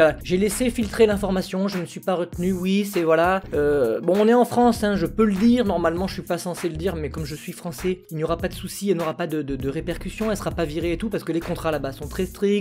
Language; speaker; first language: French; native; French